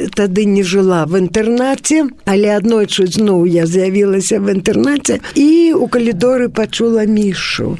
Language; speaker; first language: Belarusian; native; Belarusian